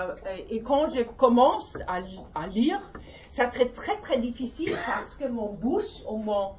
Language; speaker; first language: French; non-native, learner; German